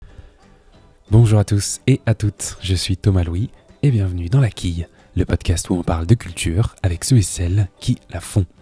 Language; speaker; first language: French; native; French